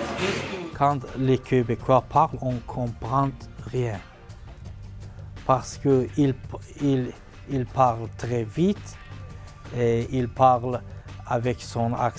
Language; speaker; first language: French; non-native, learner; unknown